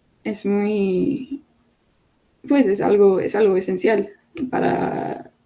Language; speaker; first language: Spanish; non-native, fluent; English